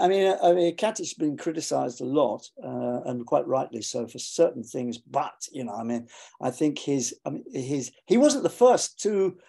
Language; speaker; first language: English; native; English